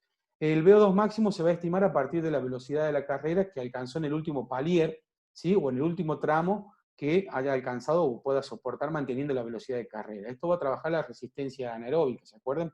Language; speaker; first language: Spanish; native; Spanish